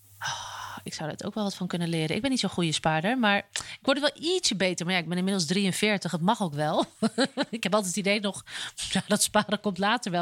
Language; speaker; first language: Dutch; native; Dutch